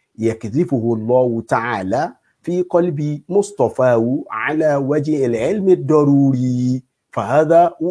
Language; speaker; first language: Arabic; non-native, fluent; Yoruba